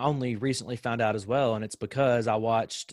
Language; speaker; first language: English; native; English